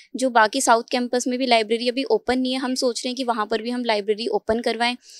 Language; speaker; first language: Hindi; native; Hindi